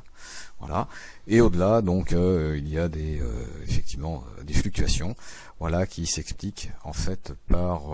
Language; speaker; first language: French; native; French